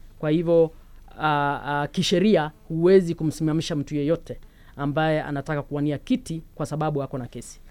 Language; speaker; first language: Swahili; non-native, local second language; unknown